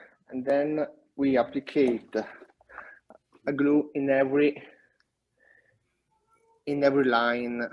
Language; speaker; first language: English; non-native, learner; Italian